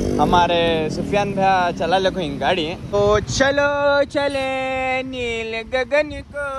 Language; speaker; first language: Hindi; native; Hindi